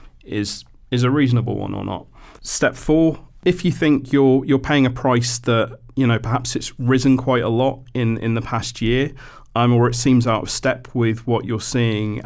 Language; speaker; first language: English; native; English